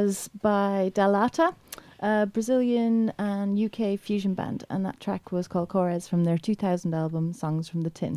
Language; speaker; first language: English; native; English